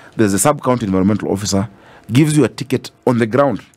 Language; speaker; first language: English; non-native, local second language; Swahili